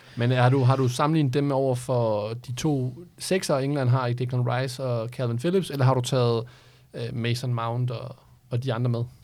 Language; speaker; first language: Danish; native; Danish